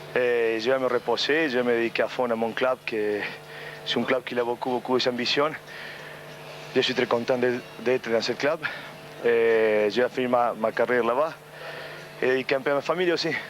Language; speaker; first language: French; non-native, fluent; Spanish